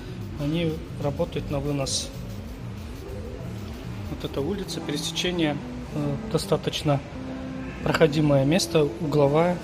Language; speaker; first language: Russian; non-native, local second language; Kyrgyz